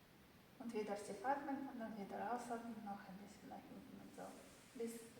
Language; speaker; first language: German; non-native, fluent; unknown